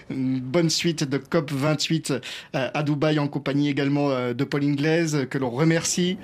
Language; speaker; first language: French; native; French